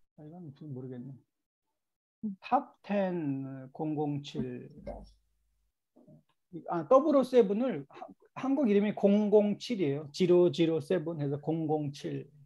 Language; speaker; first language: Korean; native; Korean